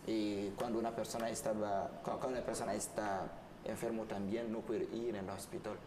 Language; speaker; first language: Spanish; non-native, learner; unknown